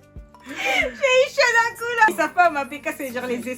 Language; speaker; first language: French; native; French